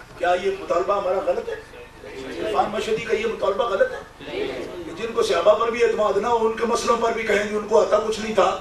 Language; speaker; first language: Urdu; non-native, local second language; Punjabi